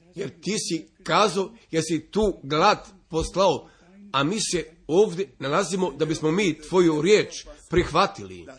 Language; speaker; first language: Serbian; early bilingual, heritage; Serbian